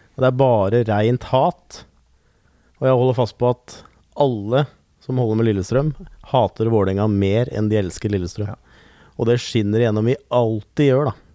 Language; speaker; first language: Norwegian; native; Norwegian